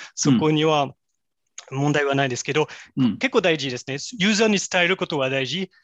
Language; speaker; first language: Japanese; non-native, fluent; French